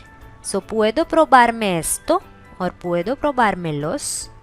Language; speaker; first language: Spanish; non-native, fluent; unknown